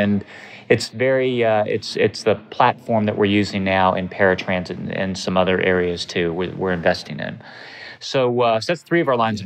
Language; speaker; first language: English; native; English